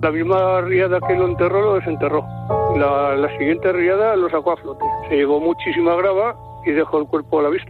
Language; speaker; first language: Spanish; native; Spanish